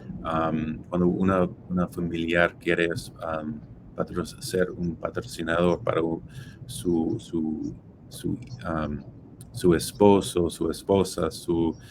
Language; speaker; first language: Spanish; non-native, fluent; English